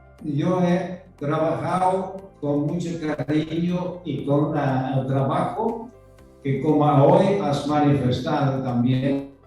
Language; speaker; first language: Spanish; non-native, fluent; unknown